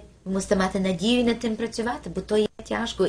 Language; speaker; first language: Ukrainian; early bilingual, heritage; Ukrainian